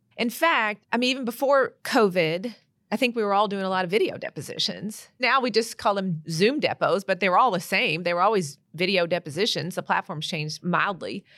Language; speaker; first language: English; native; English